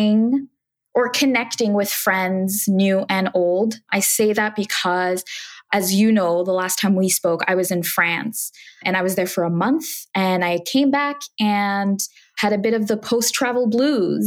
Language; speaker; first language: English; native; English